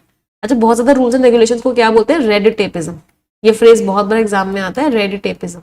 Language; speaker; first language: Hindi; native; Hindi